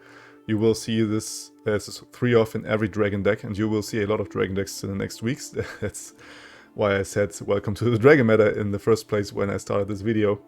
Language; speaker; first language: English; non-native, fluent; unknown